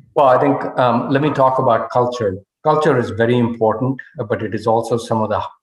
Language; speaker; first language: English; non-native, local second language; Hindi